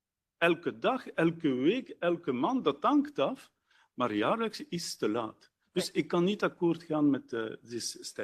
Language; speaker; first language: Dutch; non-native, local second language; French